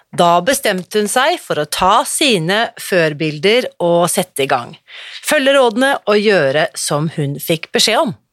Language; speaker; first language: Norwegian; native; Norwegian